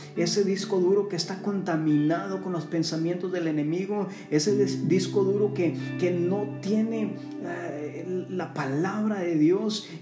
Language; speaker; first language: Spanish; early bilingual, heritage; Spanish